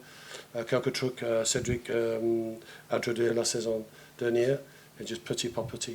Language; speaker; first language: French; non-native, fluent; English